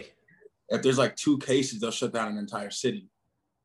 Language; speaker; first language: English; native; English